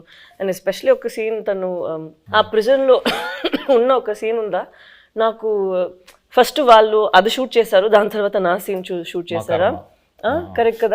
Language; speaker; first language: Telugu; non-native, fluent; Tamil